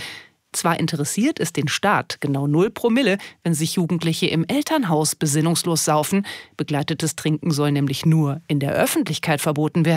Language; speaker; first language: German; native; German